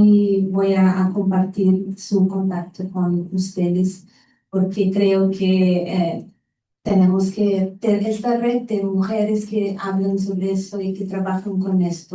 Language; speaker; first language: Spanish; non-native, learner; Portuguese